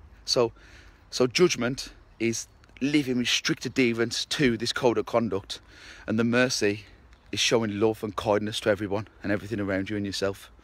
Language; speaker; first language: English; native; English